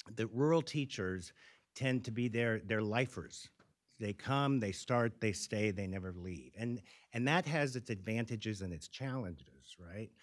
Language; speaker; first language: English; native; English